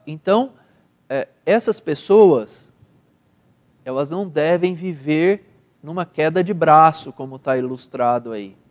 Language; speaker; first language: Portuguese; native; Portuguese